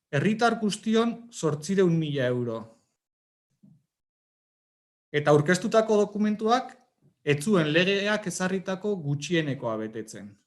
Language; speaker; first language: Basque; native; Basque